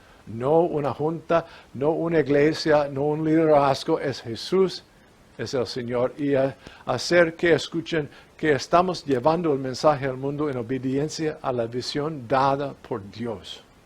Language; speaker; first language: Spanish; non-native, fluent; English